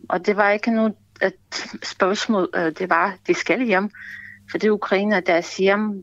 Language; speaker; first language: Danish; non-native, fluent; Ukrainian